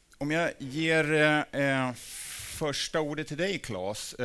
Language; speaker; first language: Swedish; native; Swedish